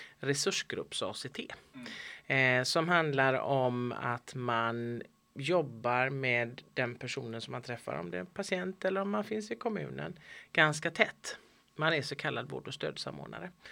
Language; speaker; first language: Swedish; native; Swedish